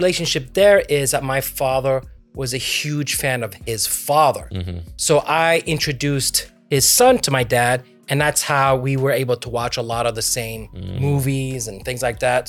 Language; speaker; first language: English; non-native, fluent; French